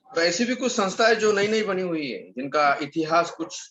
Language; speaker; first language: Hindi; non-native, local second language; Marathi